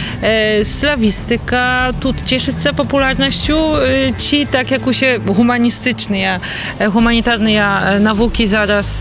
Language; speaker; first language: Polish; non-native, learner; Belarusian